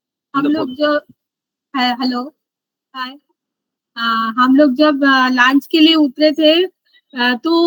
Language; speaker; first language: Hindi; non-native, local second language; Bangla